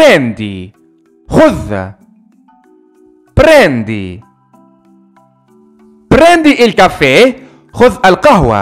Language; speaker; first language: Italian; non-native, fluent; Arabic